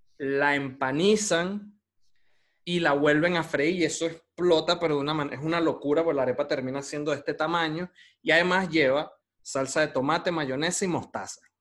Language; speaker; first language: Spanish; native; Spanish